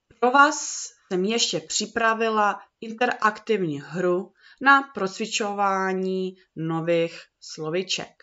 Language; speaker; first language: Czech; early bilingual, heritage; Czech